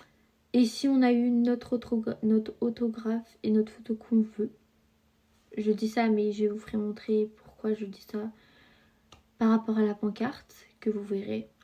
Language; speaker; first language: French; native; French